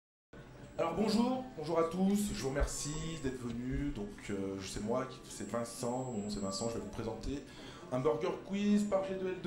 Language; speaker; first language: French; native; French